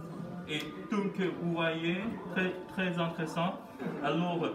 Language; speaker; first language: French; non-native, fluent; Chinese